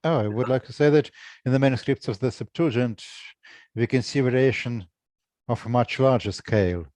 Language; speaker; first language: English; non-native, fluent; Russian